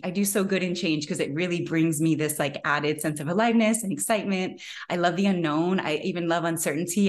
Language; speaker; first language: English; native; English